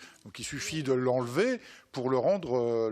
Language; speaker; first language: French; native; French